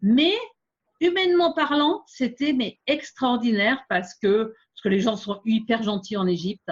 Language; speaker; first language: French; native; French